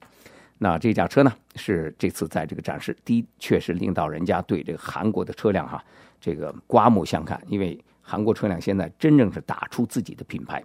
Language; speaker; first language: Chinese; native; Chinese